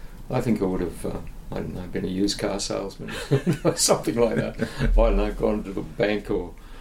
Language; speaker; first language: English; native; English